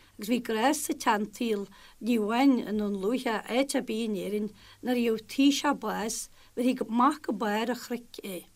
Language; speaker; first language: Irish; native; Irish